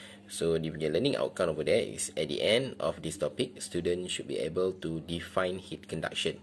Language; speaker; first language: English; non-native, local second language; Malay